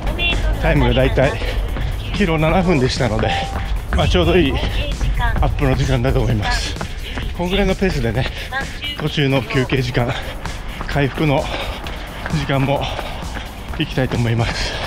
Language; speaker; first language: Japanese; native; Japanese